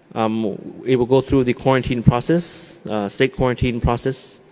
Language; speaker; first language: English; non-native, fluent; Thai